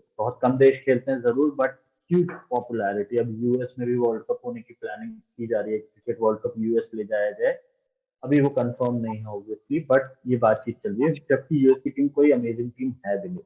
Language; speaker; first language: Hindi; native; Hindi